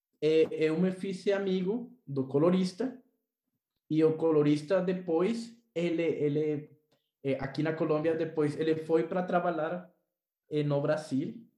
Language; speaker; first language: Portuguese; non-native, learner; Spanish